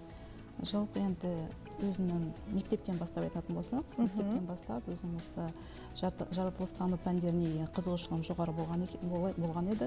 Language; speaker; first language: Kazakh; native; Kazakh